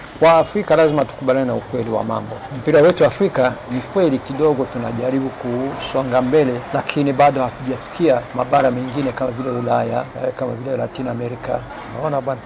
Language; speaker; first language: Swahili; non-native, local second language; Rundi